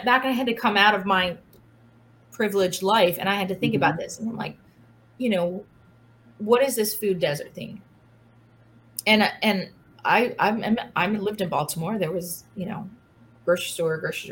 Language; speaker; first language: English; native; English